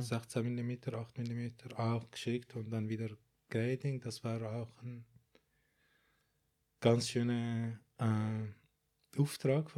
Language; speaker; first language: German; non-native, fluent; Arabic